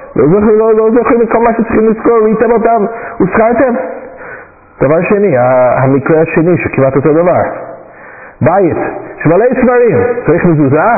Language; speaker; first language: Hebrew; non-native, fluent; English